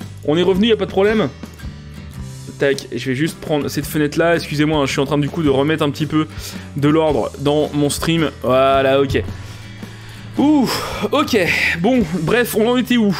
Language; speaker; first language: French; native; French